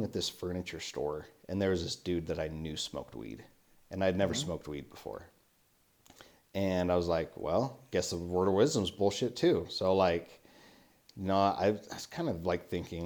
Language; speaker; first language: English; native; English